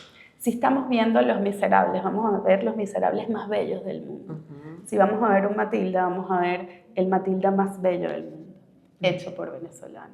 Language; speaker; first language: Spanish; native; Spanish